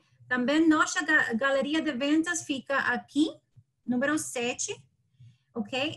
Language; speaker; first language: Portuguese; non-native, learner; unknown